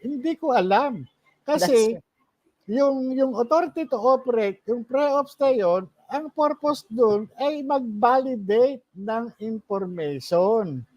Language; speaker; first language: Filipino; native; Filipino